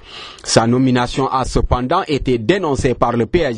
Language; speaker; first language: French; non-native, fluent; Portuguese